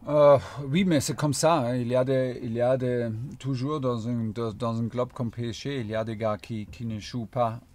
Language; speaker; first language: French; non-native, fluent; German